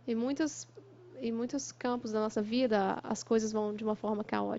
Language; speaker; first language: Portuguese; native; Portuguese